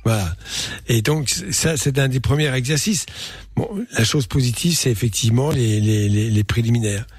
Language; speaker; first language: French; native; French